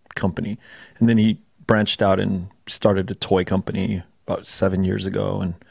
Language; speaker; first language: English; native; English